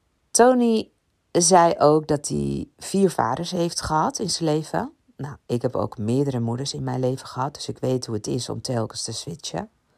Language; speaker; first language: Dutch; native; Dutch